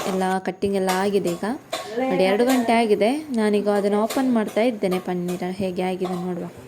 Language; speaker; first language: Kannada; non-native, local second language; Konkani